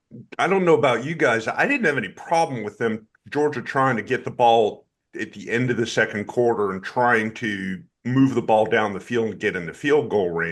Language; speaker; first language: English; native; English